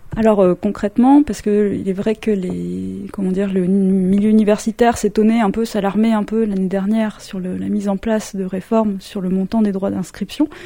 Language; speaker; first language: French; native; French